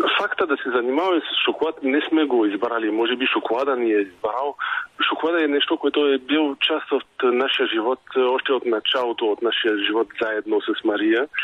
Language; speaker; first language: Bulgarian; non-native, fluent; French